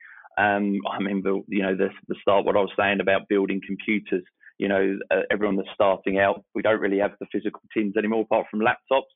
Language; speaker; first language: English; native; English